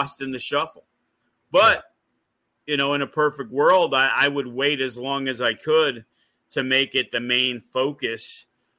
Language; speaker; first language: English; native; English